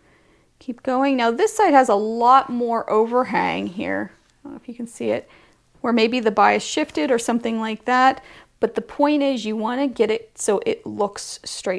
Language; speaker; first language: English; native; English